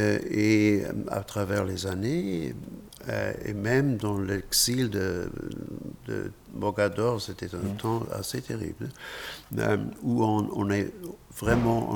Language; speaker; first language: French; non-native, fluent; German